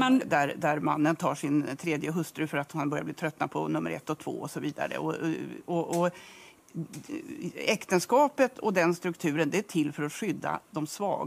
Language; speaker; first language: Swedish; native; Swedish